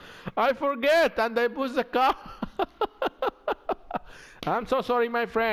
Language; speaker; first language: English; non-native, learner; Arabic